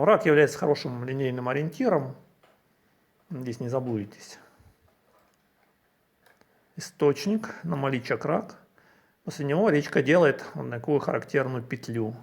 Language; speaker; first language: Russian; native; Russian